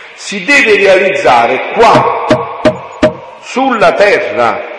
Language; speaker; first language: Italian; native; Italian